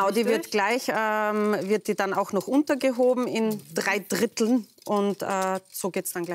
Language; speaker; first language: German; native; German